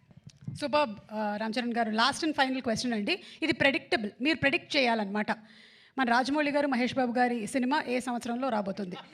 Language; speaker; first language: Telugu; native; Telugu